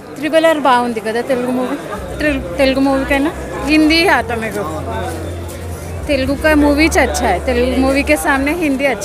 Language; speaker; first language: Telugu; non-native, local second language; Hindi